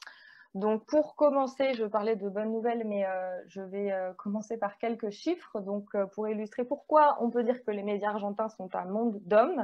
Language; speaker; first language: French; native; French